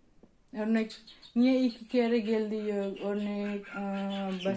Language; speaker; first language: Turkish; non-native, learner; Indonesian